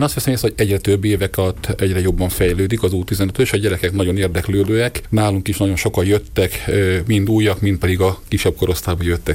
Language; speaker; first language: Hungarian; native; Hungarian